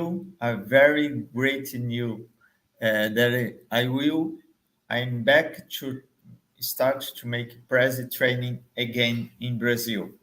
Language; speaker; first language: English; non-native, fluent; Portuguese